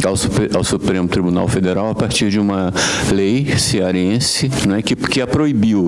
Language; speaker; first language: Portuguese; native; Portuguese